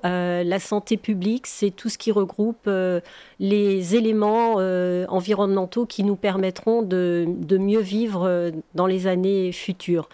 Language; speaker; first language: French; native; French